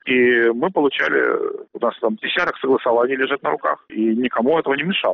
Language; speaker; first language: Russian; native; Russian